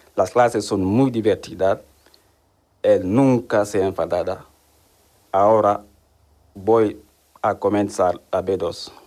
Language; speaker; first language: Spanish; non-native, learner; Wolof